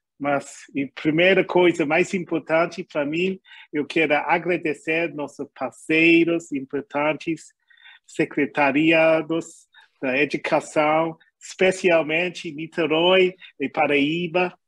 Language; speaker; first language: Portuguese; non-native, learner; English